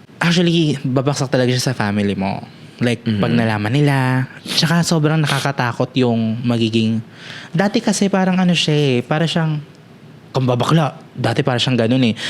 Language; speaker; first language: Filipino; native; Filipino